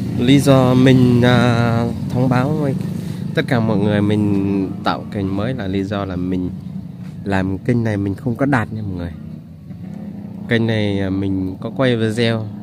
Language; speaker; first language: Vietnamese; non-native, local second language; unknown